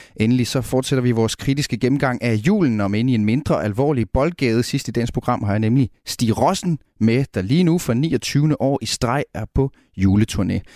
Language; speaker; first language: Danish; native; Danish